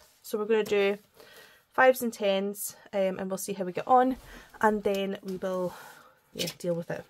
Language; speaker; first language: English; native; English